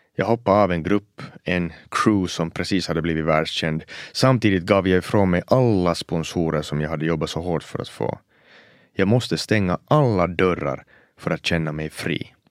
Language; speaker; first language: Swedish; native; Swedish